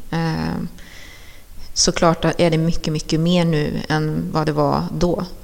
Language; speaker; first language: Swedish; early bilingual, other home language; Spanish